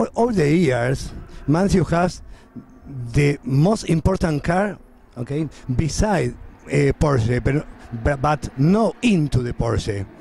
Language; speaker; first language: English; non-native, learner; Spanish